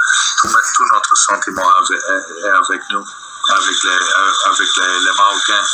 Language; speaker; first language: French; non-native, local second language; Dutch